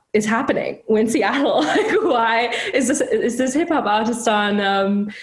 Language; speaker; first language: English; non-native, fluent; German